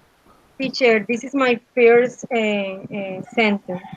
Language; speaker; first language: English; non-native, learner; Spanish